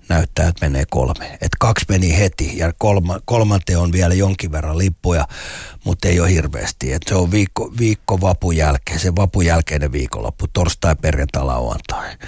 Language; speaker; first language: Finnish; native; Finnish